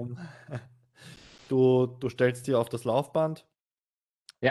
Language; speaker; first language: German; native; German